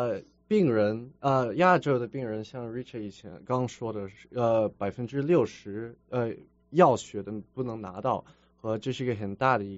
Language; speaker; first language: Chinese; early bilingual, heritage; Chinese